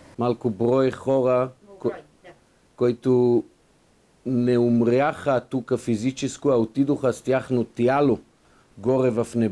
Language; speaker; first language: Bulgarian; non-native, fluent; Hebrew